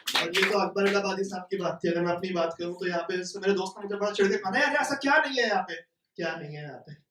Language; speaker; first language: Urdu; native; Urdu